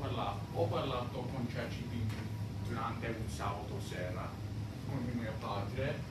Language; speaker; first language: Italian; non-native, learner; English